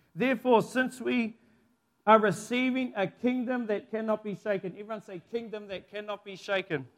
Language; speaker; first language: English; native; English